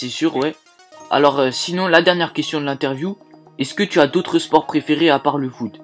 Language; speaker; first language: French; native; French